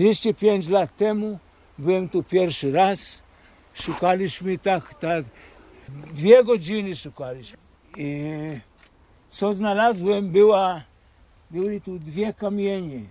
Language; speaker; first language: Polish; early bilingual, heritage; Polish